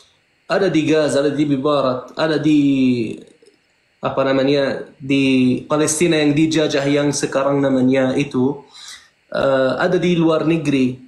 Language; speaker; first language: Indonesian; non-native, fluent; Arabic